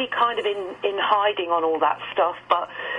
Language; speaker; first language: English; native; English